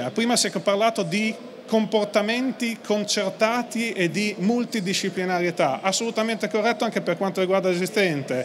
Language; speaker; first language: Italian; native; Italian